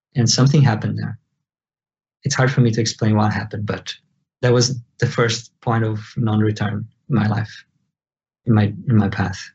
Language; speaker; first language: English; non-native, fluent; Portuguese